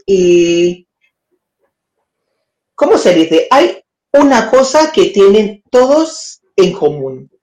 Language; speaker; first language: Spanish; non-native, fluent; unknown